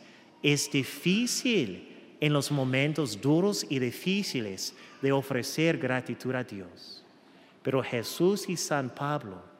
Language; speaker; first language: Spanish; non-native, fluent; English